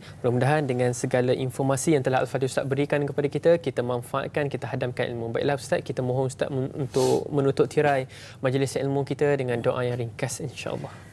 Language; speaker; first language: Malay; native; Malay